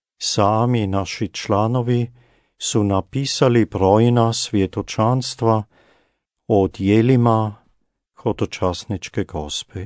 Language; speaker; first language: Croatian; non-native, fluent; German